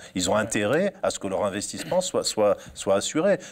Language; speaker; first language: French; native; French